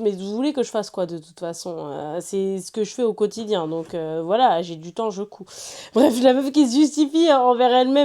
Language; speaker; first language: French; native; French